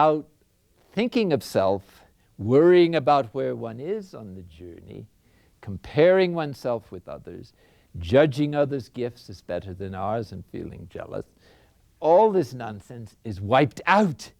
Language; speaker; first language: English; native; English